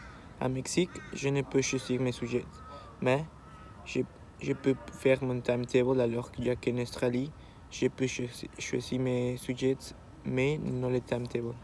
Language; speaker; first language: French; non-native, learner; Spanish